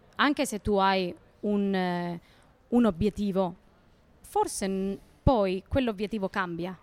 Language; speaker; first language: Italian; non-native, fluent; Spanish